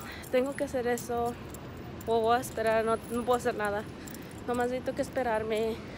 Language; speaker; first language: Spanish; early bilingual, heritage; Spanish